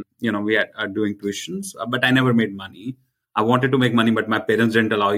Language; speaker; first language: English; non-native, local second language; Hindi